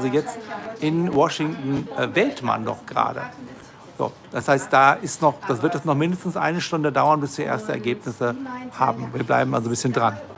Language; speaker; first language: German; native; German